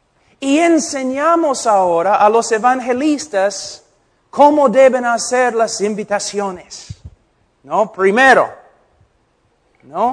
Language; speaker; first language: Spanish; non-native, fluent; English